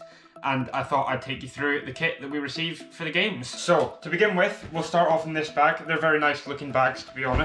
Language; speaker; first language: English; native; English